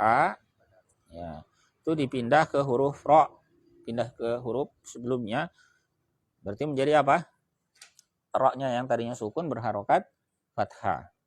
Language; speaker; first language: Indonesian; native; Indonesian